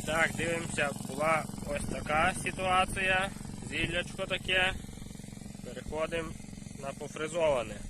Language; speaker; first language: Ukrainian; native; Ukrainian